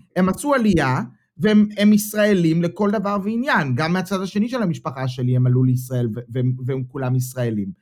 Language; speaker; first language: Hebrew; native; Hebrew